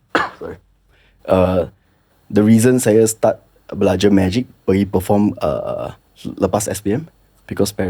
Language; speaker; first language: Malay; non-native, local second language; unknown